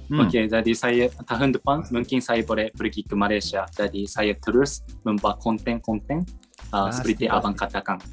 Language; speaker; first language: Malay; non-native, learner; Japanese